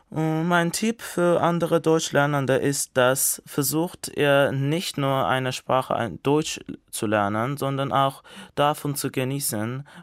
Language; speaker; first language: German; non-native, fluent; Azerbaijani